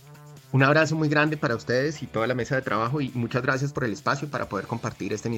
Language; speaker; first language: Spanish; native; Spanish